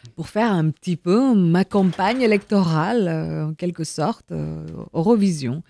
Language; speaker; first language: French; non-native, fluent; Indonesian